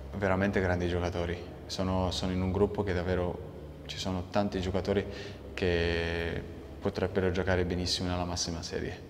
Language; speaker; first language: Italian; non-native, fluent; Arabic